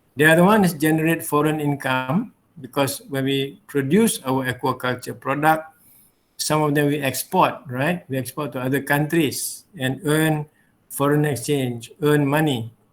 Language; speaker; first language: English; non-native, local second language; Malay